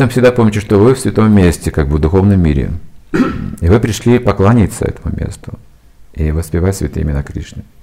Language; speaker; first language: Russian; native; Russian